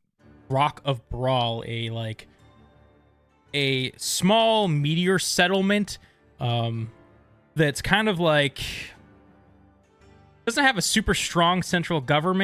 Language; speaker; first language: English; native; English